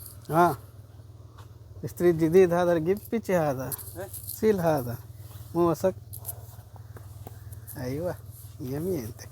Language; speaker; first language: Arabic; non-native, learner; Telugu